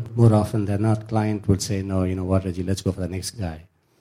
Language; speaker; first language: English; non-native, local second language; Tamil